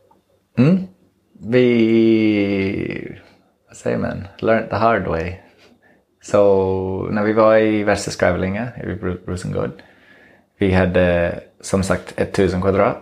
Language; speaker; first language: Swedish; non-native, fluent; English